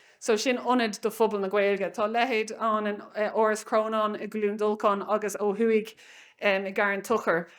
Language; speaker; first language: Irish; non-native, local second language; English